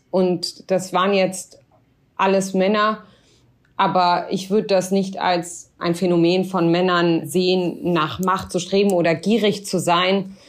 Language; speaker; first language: German; early bilingual, other home language; Arabic